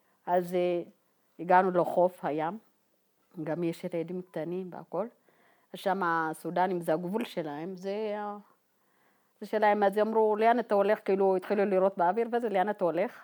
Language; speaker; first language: Hebrew; non-native, fluent; Tigrinya